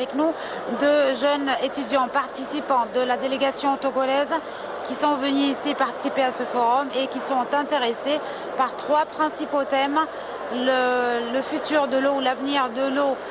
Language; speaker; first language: French; non-native, fluent; Arabic